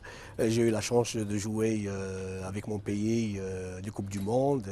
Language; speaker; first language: French; non-native, local second language; Arabic